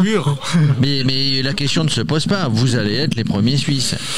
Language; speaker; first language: French; native; French